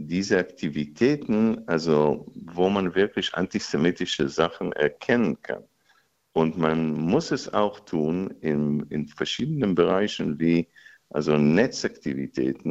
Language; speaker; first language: German; non-native, fluent; Hebrew